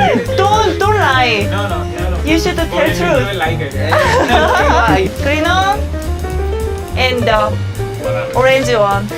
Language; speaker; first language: English; non-native, learner; Korean